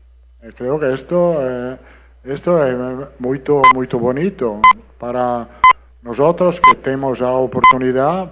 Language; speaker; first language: Portuguese; non-native, learner; Italian